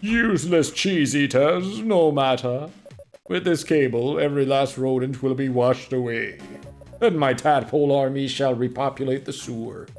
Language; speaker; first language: English; non-native, fluent; Finnish